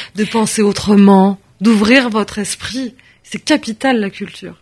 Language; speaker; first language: French; native; French